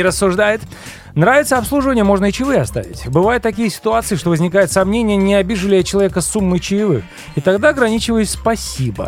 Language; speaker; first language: Russian; native; Russian